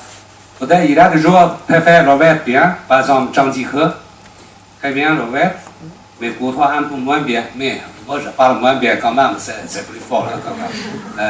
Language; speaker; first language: French; non-native, learner; Chinese